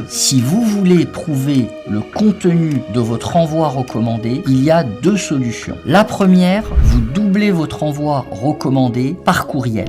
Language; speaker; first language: French; native; French